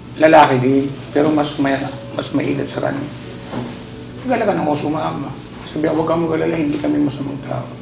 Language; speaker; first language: Filipino; non-native, local second language; Waray